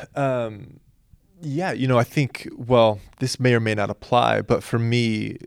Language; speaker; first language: English; native; English